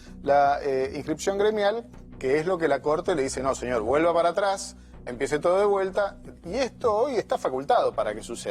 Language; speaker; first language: Spanish; native; Spanish